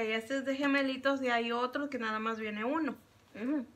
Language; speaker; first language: Spanish; native; Spanish